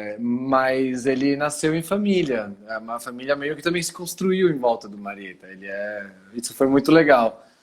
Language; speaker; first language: Portuguese; early bilingual, other home language; Italian